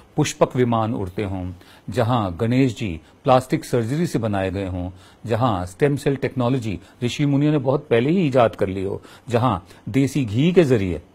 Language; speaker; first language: Hindi; native; Hindi